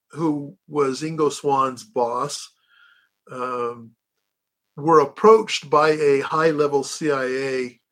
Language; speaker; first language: English; native; English